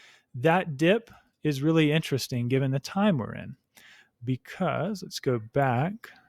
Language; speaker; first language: English; native; English